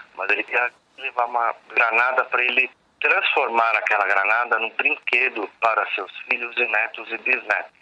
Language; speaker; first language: Portuguese; native; Portuguese